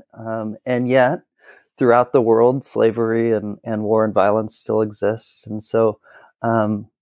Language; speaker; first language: English; native; English